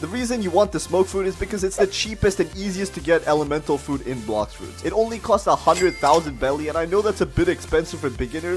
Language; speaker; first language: English; native; English